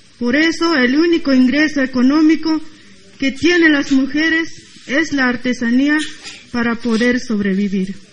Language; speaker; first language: Spanish; non-native, local second language; Tzotzil